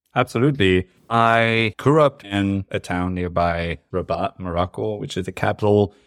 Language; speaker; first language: English; non-native, fluent; Arabic